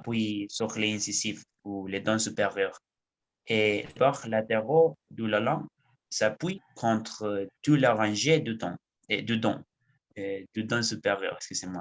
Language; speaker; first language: French; non-native, learner; Spanish